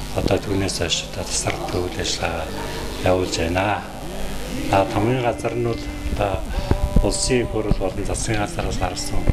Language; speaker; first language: Mongolian; native; Mongolian